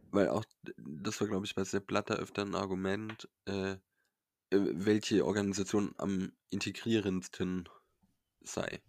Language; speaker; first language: German; native; German